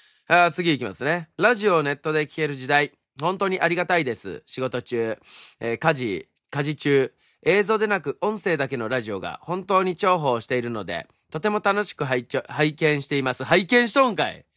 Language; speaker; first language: Japanese; native; Japanese